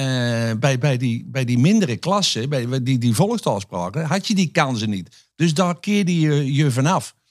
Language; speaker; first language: Dutch; native; Dutch